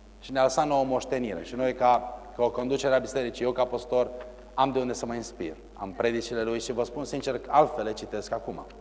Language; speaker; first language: Romanian; early bilingual, heritage; Romanian